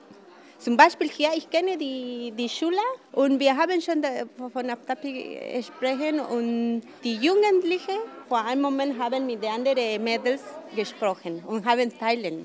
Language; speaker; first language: German; non-native, learner; Spanish